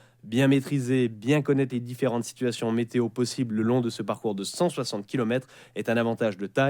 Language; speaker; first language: French; native; French